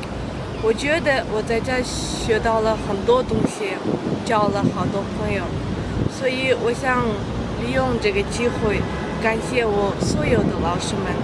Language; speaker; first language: Chinese; non-native, fluent; Kyrgyz